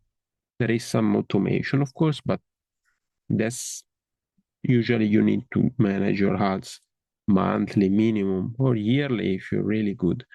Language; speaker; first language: English; non-native, fluent; Italian